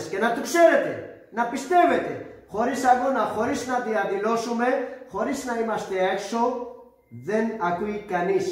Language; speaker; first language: Greek; non-native, fluent; Urdu